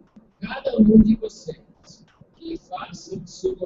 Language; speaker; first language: Portuguese; non-native, fluent; English